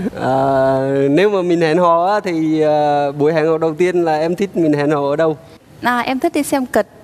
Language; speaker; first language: Vietnamese; native; Vietnamese